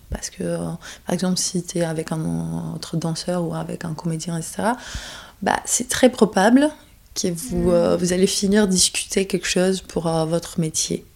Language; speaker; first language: French; non-native, fluent; Greek